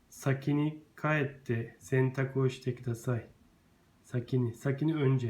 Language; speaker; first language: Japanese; non-native, fluent; Turkish